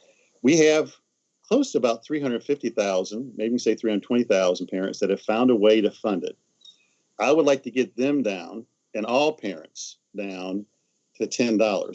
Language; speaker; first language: English; native; English